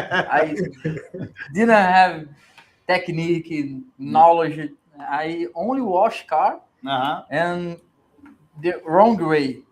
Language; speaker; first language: English; non-native, learner; Portuguese